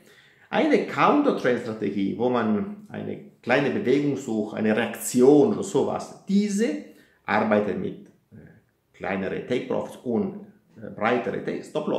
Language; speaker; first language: German; non-native, fluent; Italian